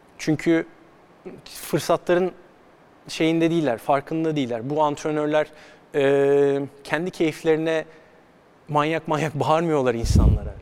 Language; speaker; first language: Turkish; native; Turkish